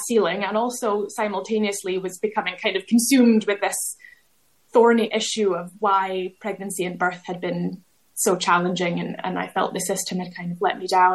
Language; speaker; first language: English; native; English